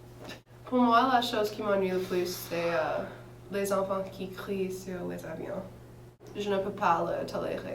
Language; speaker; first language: French; non-native, fluent; English